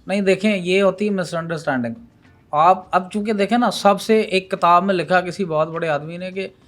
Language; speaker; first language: Urdu; non-native, local second language; Punjabi